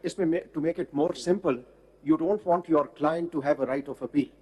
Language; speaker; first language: English; non-native, local second language; Urdu